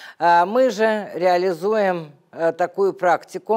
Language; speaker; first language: Russian; native; Russian